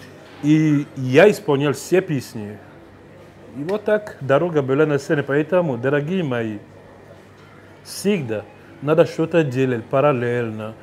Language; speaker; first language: Russian; non-native, fluent; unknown